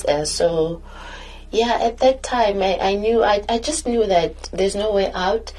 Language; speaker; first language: English; non-native, local second language; Southern Sotho